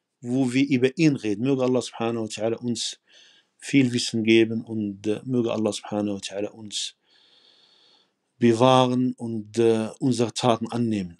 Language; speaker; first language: German; non-native, fluent; Arabic